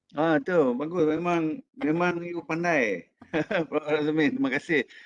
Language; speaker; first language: Malay; native; Malay